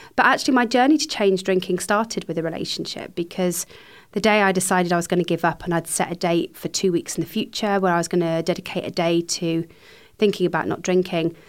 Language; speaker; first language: English; native; English